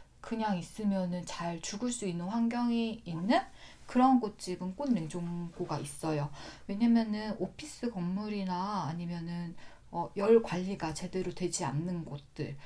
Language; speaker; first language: Korean; native; Korean